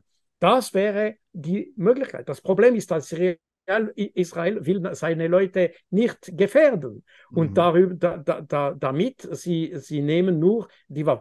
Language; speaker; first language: German; non-native, fluent; French